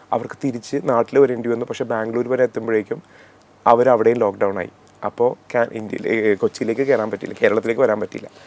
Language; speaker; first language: Malayalam; native; Malayalam